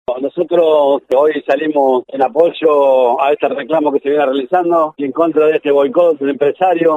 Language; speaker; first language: Spanish; native; Spanish